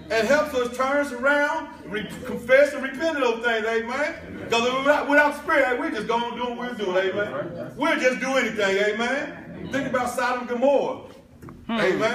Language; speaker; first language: English; native; English